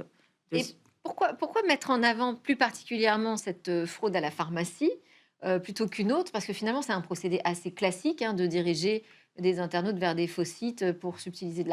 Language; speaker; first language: French; native; French